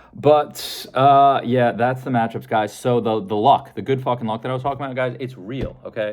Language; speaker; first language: English; native; English